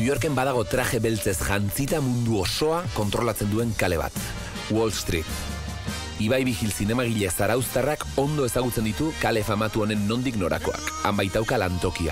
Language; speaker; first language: Basque; native; Basque